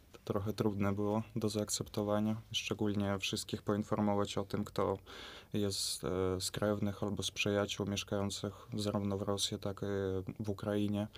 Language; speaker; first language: Polish; non-native, fluent; Russian